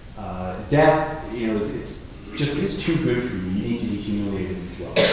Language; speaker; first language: English; native; English